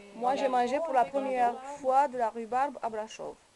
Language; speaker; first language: French; non-native, learner; Romanian